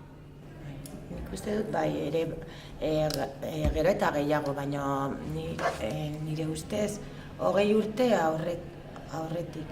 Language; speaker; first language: Basque; non-native, learner; French